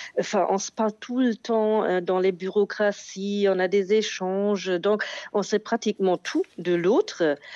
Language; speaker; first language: French; non-native, fluent; German